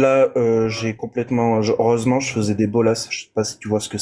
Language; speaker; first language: French; native; French